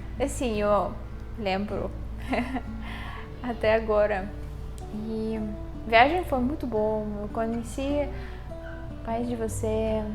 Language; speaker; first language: Portuguese; non-native, fluent; Russian